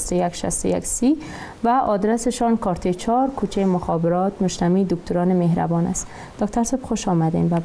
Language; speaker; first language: Persian; native; Persian